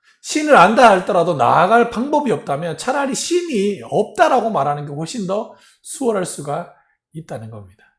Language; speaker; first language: Korean; native; Korean